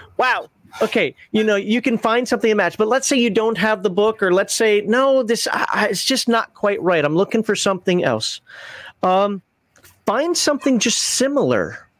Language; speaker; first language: English; native; English